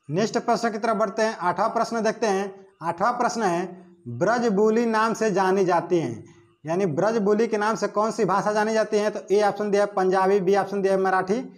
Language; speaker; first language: Hindi; native; Hindi